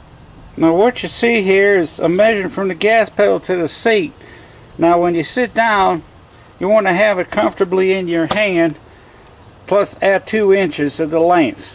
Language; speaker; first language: English; native; English